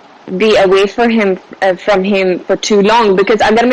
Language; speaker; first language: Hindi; non-native, learner; Swedish